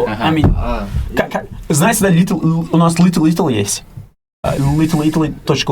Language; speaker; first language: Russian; non-native, local second language; Uzbek